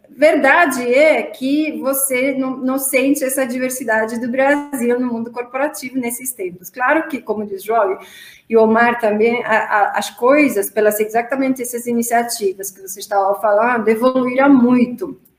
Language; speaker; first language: Portuguese; non-native, fluent; Romanian